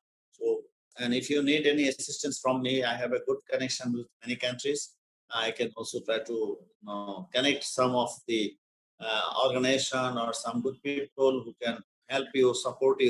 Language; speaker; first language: English; non-native, local second language; Bangla